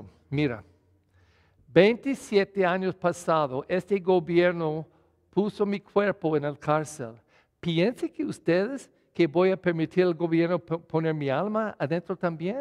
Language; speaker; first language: Spanish; non-native, fluent; English